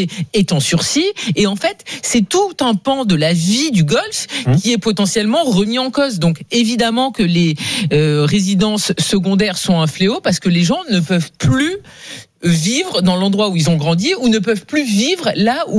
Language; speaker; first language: French; native; French